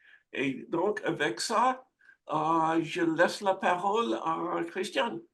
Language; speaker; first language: French; non-native, fluent; English